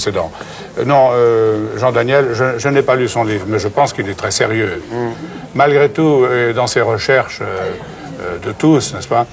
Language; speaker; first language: French; native; French